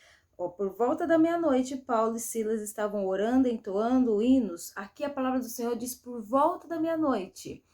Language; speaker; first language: Portuguese; native; Portuguese